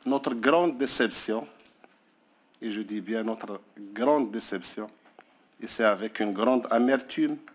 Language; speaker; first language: French; non-native, local second language; Arabic